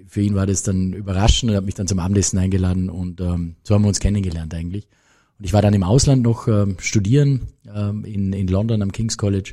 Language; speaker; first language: German; native; German